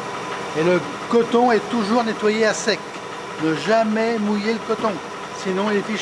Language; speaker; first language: French; native; French